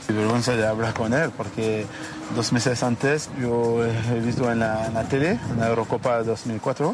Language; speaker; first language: Spanish; non-native, learner; French